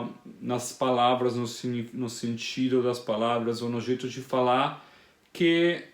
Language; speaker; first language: Portuguese; non-native, fluent; Italian